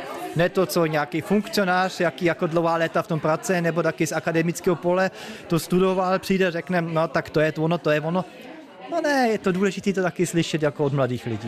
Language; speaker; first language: Czech; early bilingual, heritage; Czech